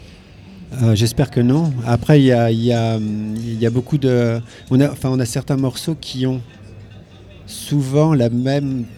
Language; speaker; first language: French; native; French